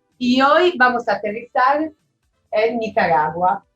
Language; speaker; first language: Spanish; non-native, fluent; Italian